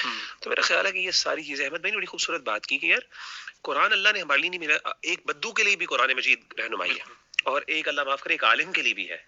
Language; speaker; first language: Urdu; native; Urdu